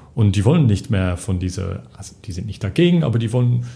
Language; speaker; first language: German; non-native, fluent; English